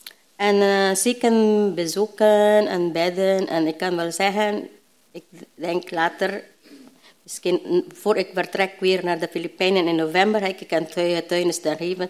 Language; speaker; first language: Dutch; non-native, learner; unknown